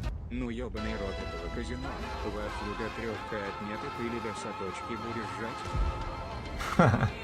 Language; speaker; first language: Russian; native; Russian